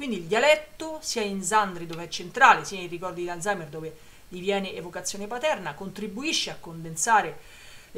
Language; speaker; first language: Italian; native; Italian